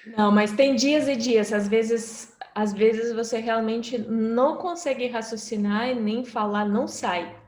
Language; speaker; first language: Portuguese; non-native, fluent; Russian